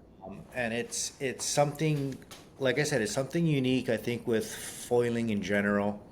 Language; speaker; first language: English; native; English